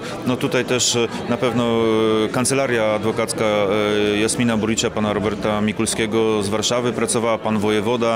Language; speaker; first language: Polish; native; Polish